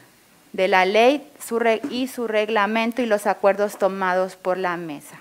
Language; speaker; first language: Spanish; native; Spanish